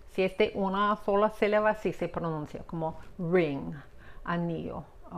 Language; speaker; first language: Spanish; non-native, fluent; English